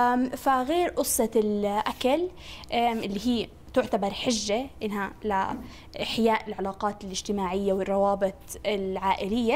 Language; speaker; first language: Arabic; native; Arabic